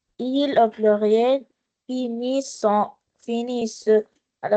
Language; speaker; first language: French; non-native, local second language; Arabic